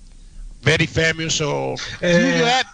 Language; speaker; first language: English; non-native, learner; Italian